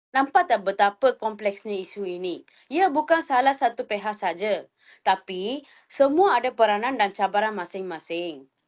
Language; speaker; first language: Malay; non-native, local second language; Tamil